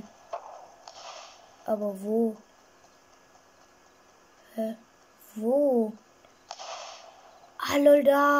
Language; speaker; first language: German; native; German